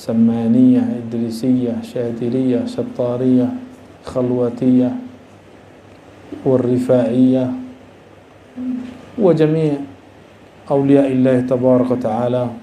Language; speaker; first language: Arabic; non-native, fluent; Indonesian